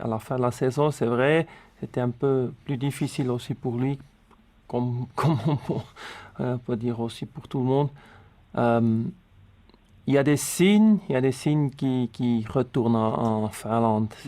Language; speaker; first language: French; non-native, local second language; Swiss German